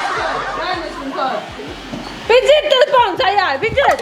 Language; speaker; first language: Indonesian; non-native, learner; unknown